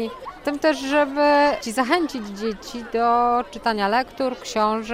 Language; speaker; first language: Polish; native; Polish